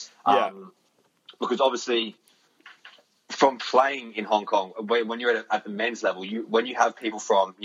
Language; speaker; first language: English; native; English